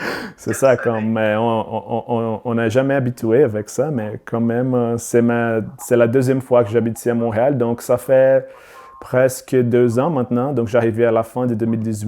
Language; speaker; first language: French; non-native, learner; Portuguese